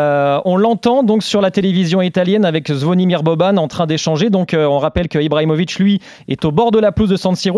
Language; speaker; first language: French; native; French